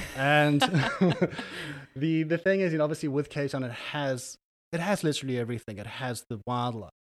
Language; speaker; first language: English; native; English